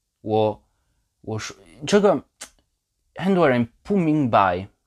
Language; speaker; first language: Chinese; non-native, learner; Polish